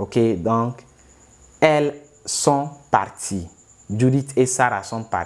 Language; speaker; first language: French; non-native, fluent; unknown